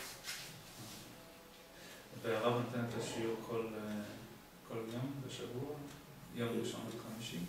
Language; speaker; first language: Hebrew; non-native, fluent; English